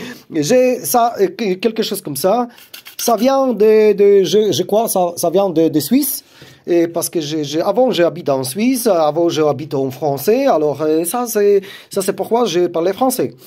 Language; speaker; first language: French; non-native, learner; Polish